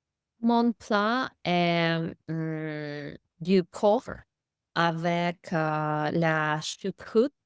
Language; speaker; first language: French; non-native, learner; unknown